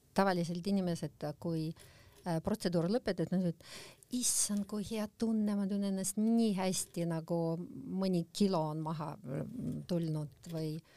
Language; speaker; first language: Estonian; non-native, local second language; Russian